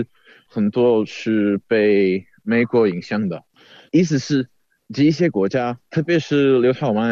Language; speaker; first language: Chinese; non-native, fluent; Czech